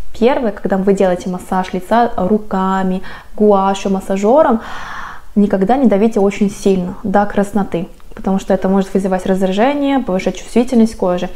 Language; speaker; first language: Russian; non-native, fluent; Korean